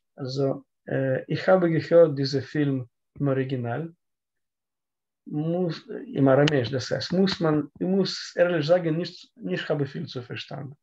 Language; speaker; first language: German; non-native, learner; Russian